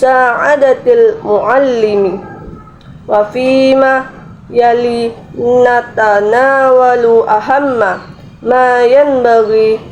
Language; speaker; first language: Arabic; non-native, learner; Indonesian